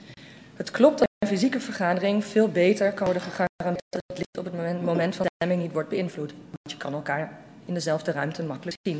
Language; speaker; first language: Dutch; native; Dutch